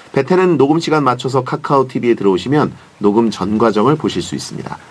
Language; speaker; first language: Korean; native; Korean